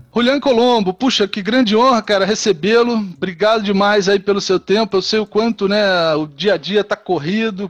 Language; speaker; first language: Portuguese; native; Portuguese